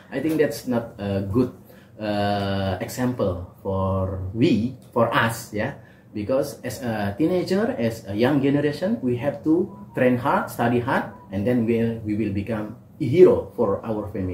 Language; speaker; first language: English; non-native, learner; Indonesian